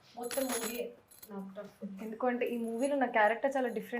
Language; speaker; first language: Telugu; non-native, fluent; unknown